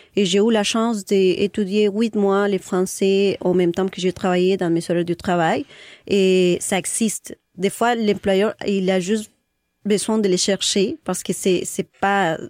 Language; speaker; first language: French; non-native, fluent; Spanish